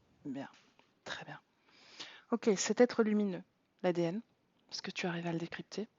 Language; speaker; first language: French; native; French